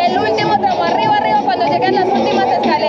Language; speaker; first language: Spanish; native; Spanish